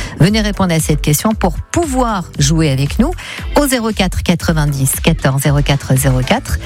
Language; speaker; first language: French; native; French